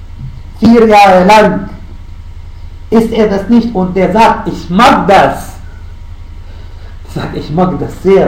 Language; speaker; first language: German; non-native, fluent; Arabic